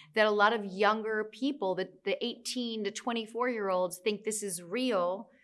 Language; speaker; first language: English; native; English